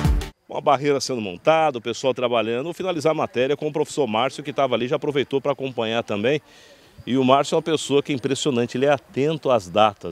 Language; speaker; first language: Portuguese; native; Portuguese